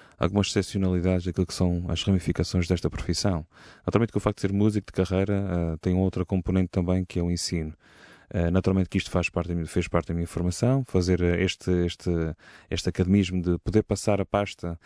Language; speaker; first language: Portuguese; native; Portuguese